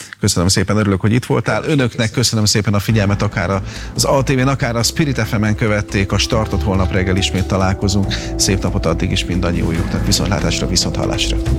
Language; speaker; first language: Hungarian; native; Hungarian